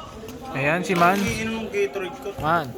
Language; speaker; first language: Filipino; non-native, local second language; Bikol